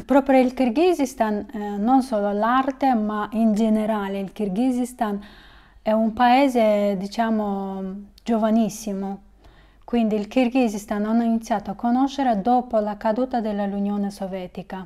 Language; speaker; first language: Italian; non-native, fluent; Kyrgyz